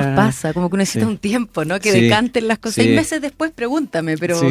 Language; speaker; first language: Spanish; native; Spanish